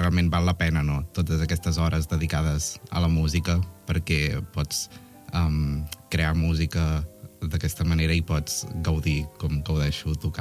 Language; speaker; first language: Catalan; native; Catalan